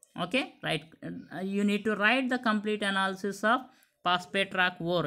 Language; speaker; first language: English; non-native, local second language; Telugu